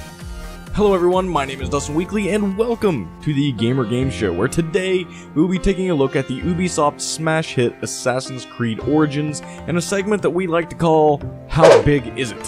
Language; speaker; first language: English; native; English